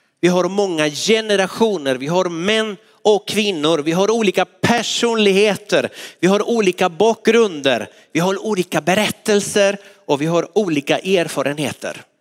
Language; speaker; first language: Swedish; non-native, fluent; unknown